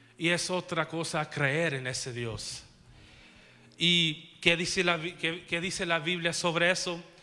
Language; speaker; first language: Spanish; early bilingual, heritage; Spanish